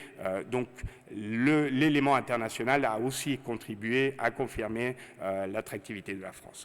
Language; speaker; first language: French; native; French